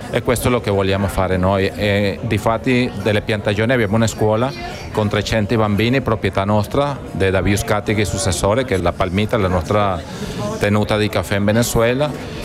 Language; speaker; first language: Italian; non-native, fluent; Spanish